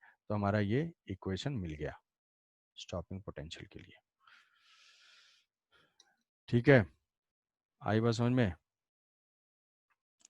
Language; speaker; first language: Hindi; native; Hindi